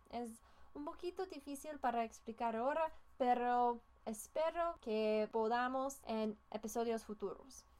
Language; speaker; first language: Spanish; non-native, fluent; English